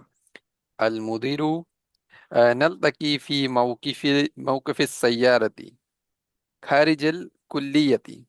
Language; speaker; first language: Arabic; non-native, learner; Urdu